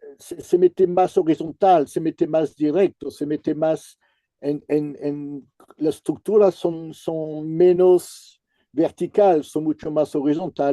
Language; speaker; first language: Spanish; non-native, fluent; French